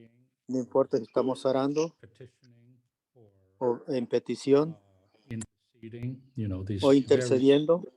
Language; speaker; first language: Spanish; non-native, learner; English